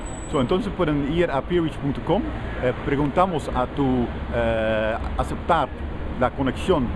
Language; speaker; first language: Spanish; non-native, fluent; Dutch